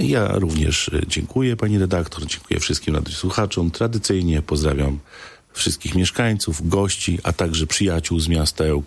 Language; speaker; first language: Polish; native; Polish